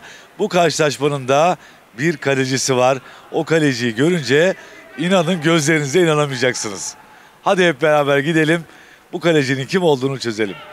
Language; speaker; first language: Turkish; native; Turkish